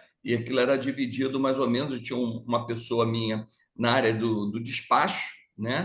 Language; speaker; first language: Portuguese; native; Portuguese